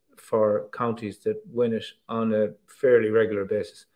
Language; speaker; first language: English; native; English